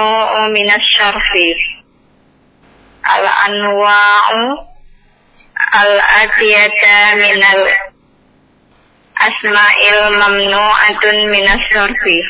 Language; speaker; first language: Arabic; non-native, learner; Indonesian